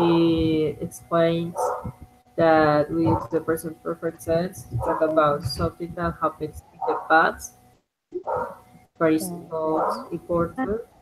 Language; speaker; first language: English; non-native, learner; Spanish